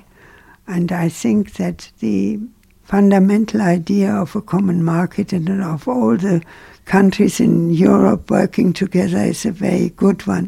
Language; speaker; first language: English; non-native, fluent; German